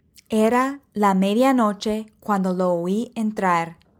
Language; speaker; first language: Spanish; non-native, fluent; English